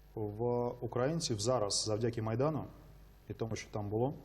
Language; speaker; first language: Ukrainian; non-native, fluent; Russian